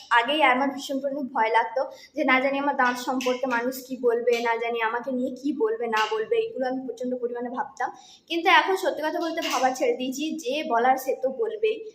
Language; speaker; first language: Bangla; non-native, local second language; Santali